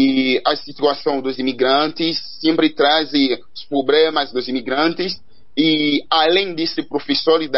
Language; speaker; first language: Portuguese; non-native, learner; Haitian Creole